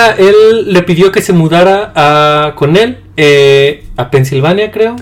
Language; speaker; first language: Spanish; early bilingual, heritage; Spanish